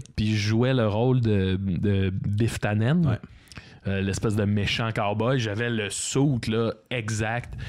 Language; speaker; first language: French; native; French